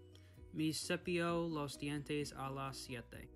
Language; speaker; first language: Spanish; non-native, learner; English